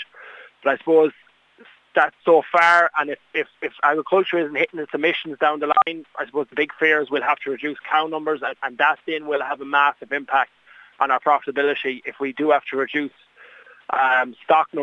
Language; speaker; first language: English; native; English